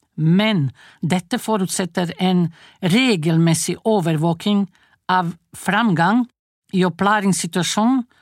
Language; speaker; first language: Norwegian; non-native, fluent; Croatian